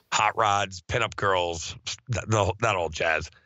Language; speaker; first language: English; native; English